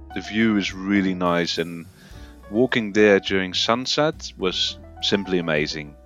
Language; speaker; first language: English; non-native, fluent; Dutch